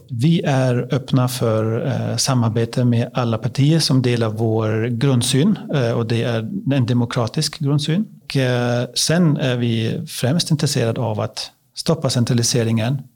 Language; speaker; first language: Swedish; non-native, learner; German